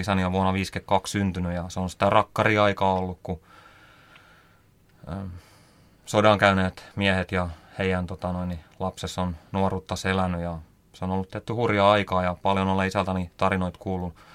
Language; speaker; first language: Finnish; native; Finnish